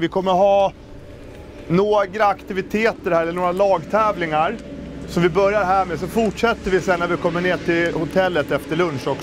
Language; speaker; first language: Swedish; native; Swedish